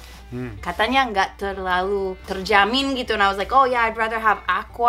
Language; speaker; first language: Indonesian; non-native, fluent; English